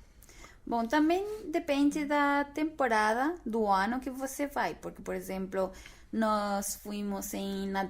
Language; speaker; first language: Portuguese; non-native, fluent; Spanish